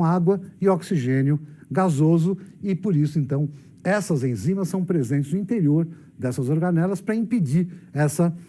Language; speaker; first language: Portuguese; native; Portuguese